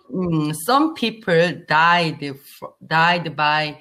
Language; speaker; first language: English; non-native, learner; Korean